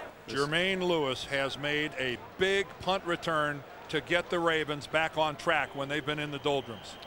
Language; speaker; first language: English; native; English